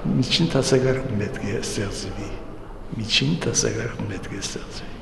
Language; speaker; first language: Armenian; early bilingual, heritage; Armenian